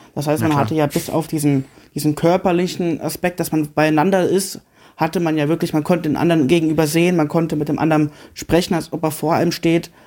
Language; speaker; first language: German; native; German